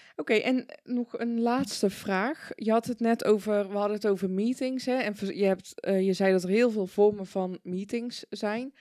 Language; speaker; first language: Dutch; early bilingual, other home language; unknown